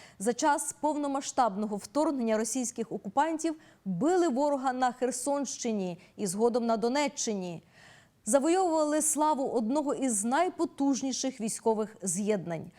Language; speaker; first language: Ukrainian; native; Ukrainian